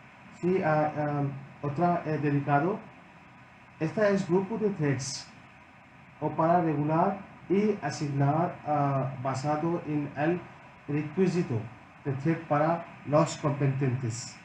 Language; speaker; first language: Spanish; non-native, learner; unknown